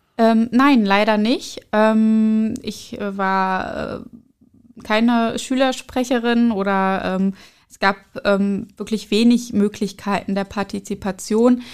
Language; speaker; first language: German; early bilingual, other home language; Arabic